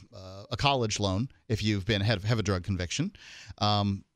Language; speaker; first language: English; native; English